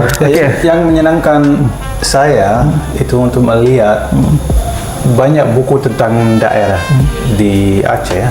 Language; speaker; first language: Indonesian; non-native, fluent; Dutch